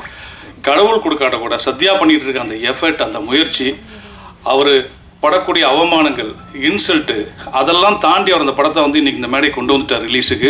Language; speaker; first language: Tamil; native; Tamil